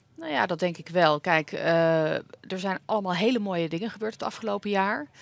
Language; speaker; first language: Dutch; native; Dutch